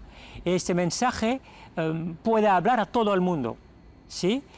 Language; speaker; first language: Spanish; non-native, fluent; French